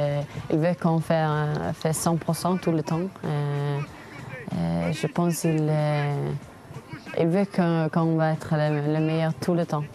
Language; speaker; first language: French; non-native, fluent; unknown